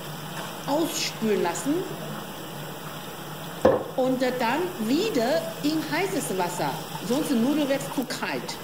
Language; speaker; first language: German; non-native, learner; Chinese